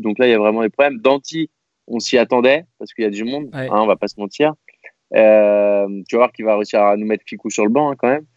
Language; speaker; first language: French; native; French